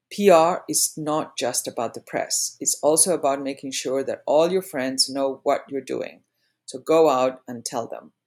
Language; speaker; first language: English; non-native, fluent; Spanish